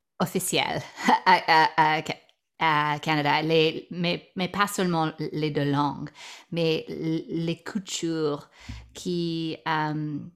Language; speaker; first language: French; non-native, learner; English